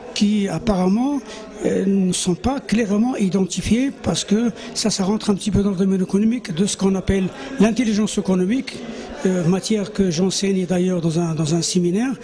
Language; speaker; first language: French; non-native, local second language; Arabic